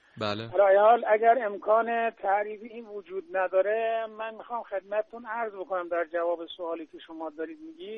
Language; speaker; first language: Persian; native; Persian